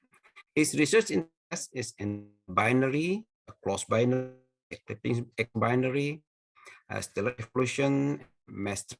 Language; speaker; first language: English; non-native, fluent; Indonesian